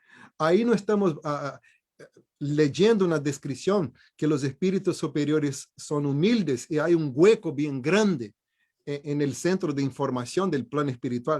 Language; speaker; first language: Spanish; non-native, fluent; Portuguese